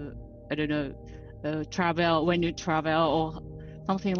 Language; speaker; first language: English; non-native, learner; Japanese